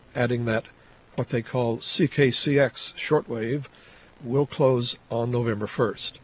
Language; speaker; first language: English; native; English